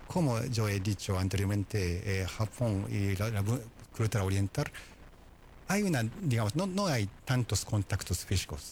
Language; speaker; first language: Spanish; non-native, fluent; Japanese